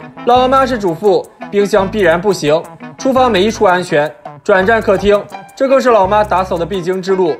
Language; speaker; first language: Chinese; native; Chinese